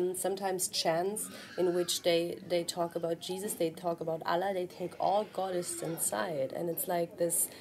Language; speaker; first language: English; non-native, fluent; German